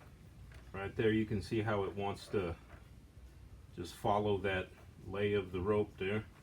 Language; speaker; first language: English; native; English